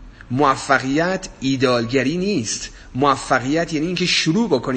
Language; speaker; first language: Persian; native; Persian